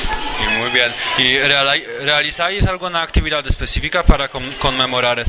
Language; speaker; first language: Spanish; native; Spanish